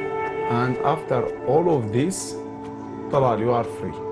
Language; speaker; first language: English; non-native, learner; Arabic